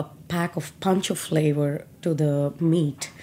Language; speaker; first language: English; non-native, local second language; Telugu